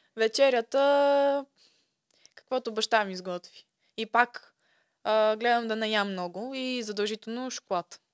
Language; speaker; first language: Bulgarian; early bilingual, other home language; Russian